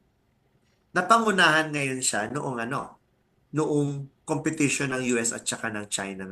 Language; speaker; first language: Filipino; native; Filipino